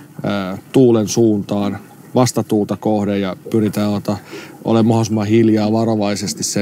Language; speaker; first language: Finnish; native; Finnish